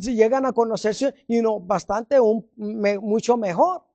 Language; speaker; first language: Spanish; early bilingual, heritage; Spanish